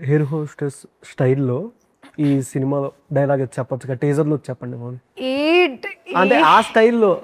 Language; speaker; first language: Telugu; native; Telugu